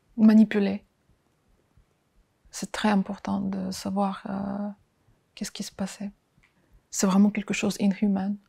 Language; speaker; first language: French; non-native, fluent; Ukrainian